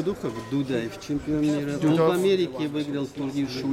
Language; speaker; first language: Russian; native; Russian